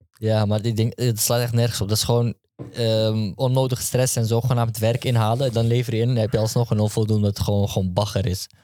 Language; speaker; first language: Dutch; early bilingual, other home language; Turkish